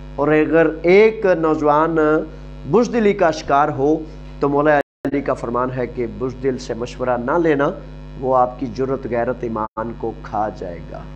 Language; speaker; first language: Urdu; non-native, local second language; Punjabi